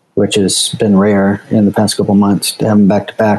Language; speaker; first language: English; native; English